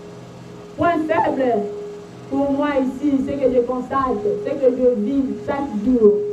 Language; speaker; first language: French; non-native, local second language; Lingala